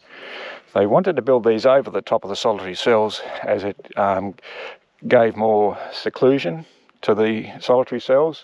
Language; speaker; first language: English; native; English